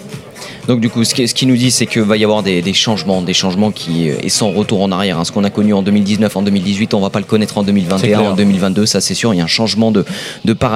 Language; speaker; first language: French; native; French